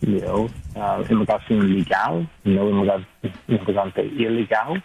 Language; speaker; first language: Spanish; non-native, learner; English